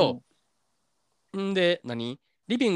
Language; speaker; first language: Japanese; native; Japanese